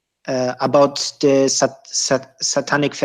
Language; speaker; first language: English; non-native, learner; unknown